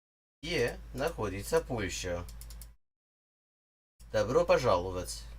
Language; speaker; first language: Russian; non-native, learner; English